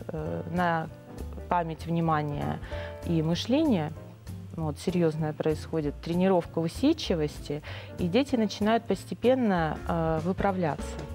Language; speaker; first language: Russian; native; Russian